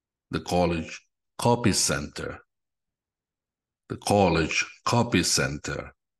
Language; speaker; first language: English; non-native, fluent; Spanish